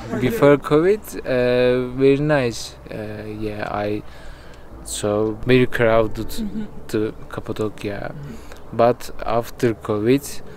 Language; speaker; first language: English; non-native, learner; Turkish